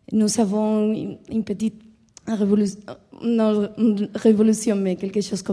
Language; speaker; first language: French; non-native, learner; Spanish